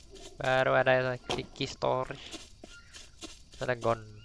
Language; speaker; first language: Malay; non-native, local second language; Chinese